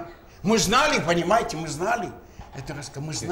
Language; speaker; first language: Russian; native; Russian